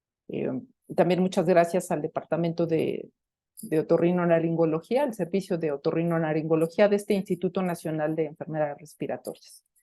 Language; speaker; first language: Spanish; native; Spanish